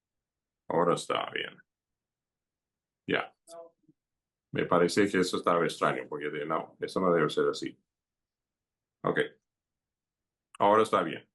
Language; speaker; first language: Spanish; non-native, fluent; English